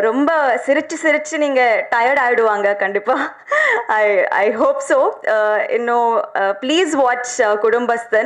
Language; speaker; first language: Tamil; non-native, learner; Telugu